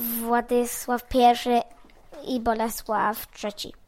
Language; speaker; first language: Polish; early bilingual, heritage; Polish